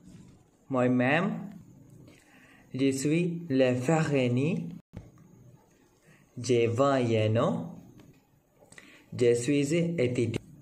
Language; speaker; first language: French; non-native, learner; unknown